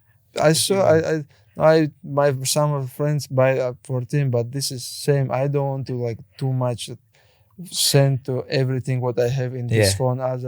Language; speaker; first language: English; non-native, learner; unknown